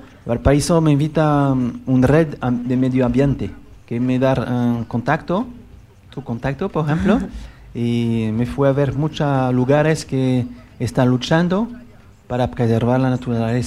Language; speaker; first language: Spanish; non-native, learner; French